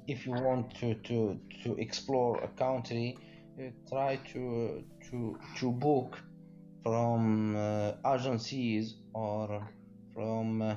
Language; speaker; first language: English; non-native, learner; Arabic